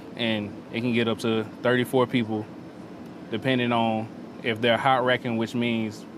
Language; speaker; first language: English; native; English